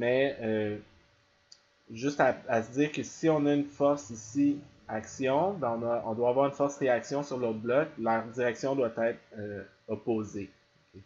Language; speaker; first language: French; native; French